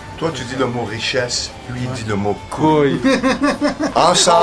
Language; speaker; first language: French; native; French